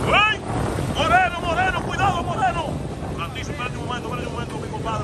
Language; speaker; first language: Spanish; native; Spanish